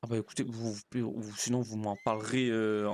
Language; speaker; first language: French; native; French